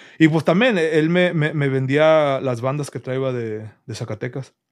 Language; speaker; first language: Spanish; native; Spanish